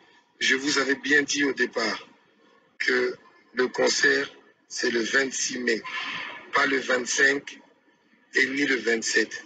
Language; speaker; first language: French; non-native, local second language; Lingala